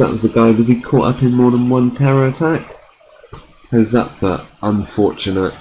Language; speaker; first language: English; native; English